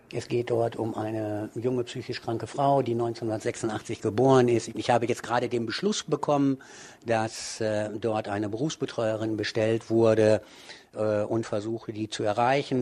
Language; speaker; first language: German; native; German